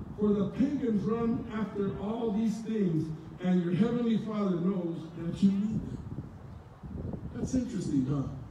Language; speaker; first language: English; early bilingual, other home language; Spanish